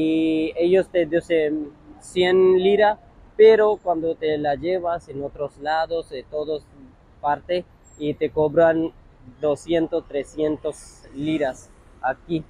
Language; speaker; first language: Spanish; non-native, learner; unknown